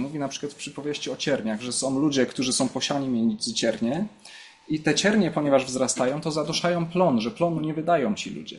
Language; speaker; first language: Polish; native; Polish